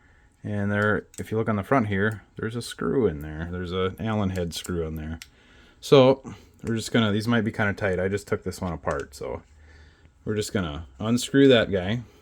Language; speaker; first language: English; native; English